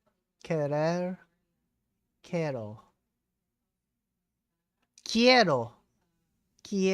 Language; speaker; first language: Spanish; non-native, learner; English